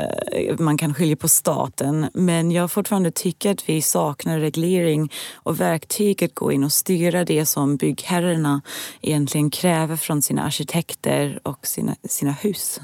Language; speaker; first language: Swedish; non-native, fluent; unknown